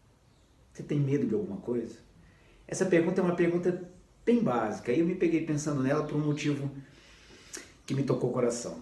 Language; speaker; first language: Portuguese; native; Portuguese